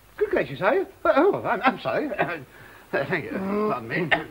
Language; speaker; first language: English; native; English